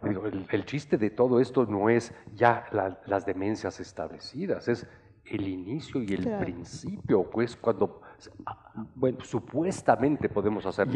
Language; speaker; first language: Spanish; native; Spanish